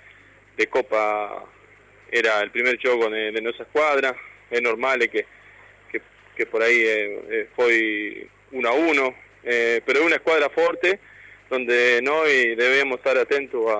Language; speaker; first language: Italian; non-native, learner; Spanish